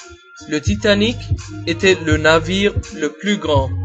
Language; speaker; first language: French; non-native, fluent; English